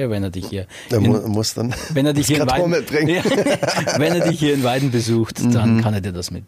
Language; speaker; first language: German; native; German